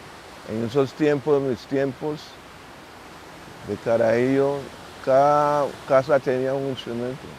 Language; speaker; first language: Spanish; non-native, local second language; English